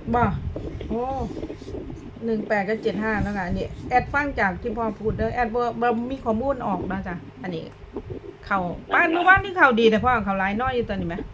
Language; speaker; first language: Thai; non-native, local second language; Lao